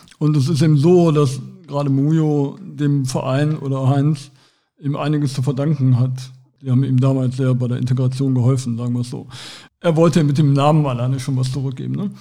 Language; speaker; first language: German; native; German